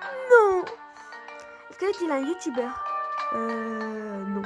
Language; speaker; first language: French; native; French